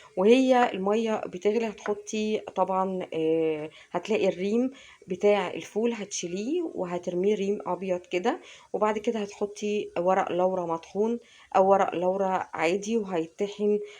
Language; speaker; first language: Arabic; native; Arabic